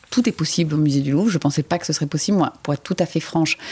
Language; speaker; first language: French; native; French